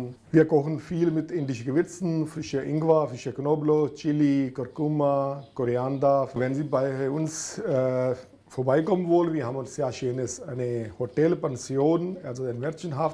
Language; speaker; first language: German; non-native, fluent; Punjabi